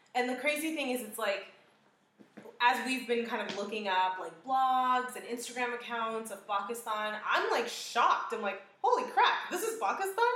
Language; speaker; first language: English; early bilingual, other home language; Urdu